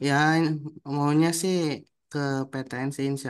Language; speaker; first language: Indonesian; native; Indonesian